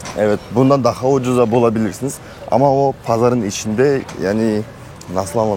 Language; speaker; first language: Turkish; non-native, learner; Kazakh